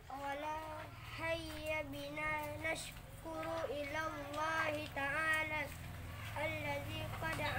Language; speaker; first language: Arabic; non-native, learner; Indonesian